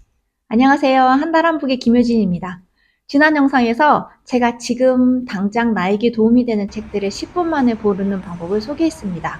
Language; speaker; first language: Korean; native; Korean